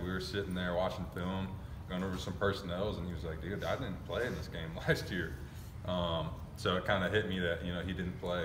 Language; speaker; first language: English; native; English